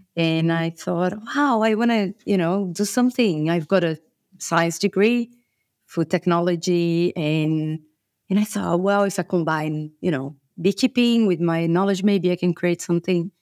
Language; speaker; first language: English; non-native, fluent; Portuguese